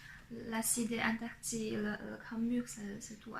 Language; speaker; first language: French; non-native, fluent; Chinese